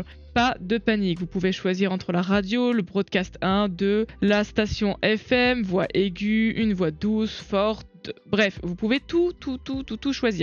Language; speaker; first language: French; native; French